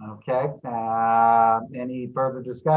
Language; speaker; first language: English; native; English